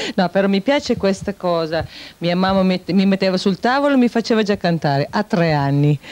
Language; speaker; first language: Italian; non-native, fluent; Filipino